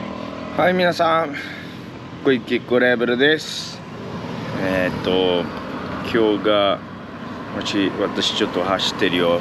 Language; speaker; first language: Japanese; non-native, learner; Portuguese